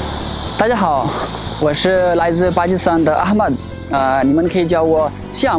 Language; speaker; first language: Chinese; non-native, fluent; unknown